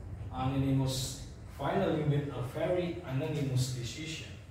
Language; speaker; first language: English; non-native, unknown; Indonesian